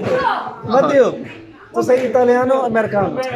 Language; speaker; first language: Italian; non-native, learner; Urdu